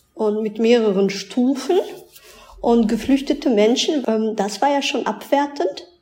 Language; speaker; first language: German; early bilingual, other home language; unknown